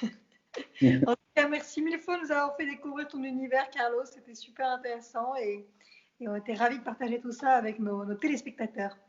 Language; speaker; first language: French; native; French